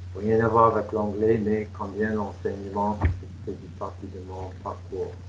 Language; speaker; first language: French; non-native, fluent; English